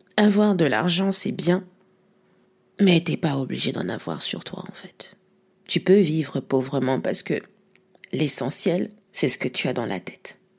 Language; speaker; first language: French; non-native, local second language; Lingala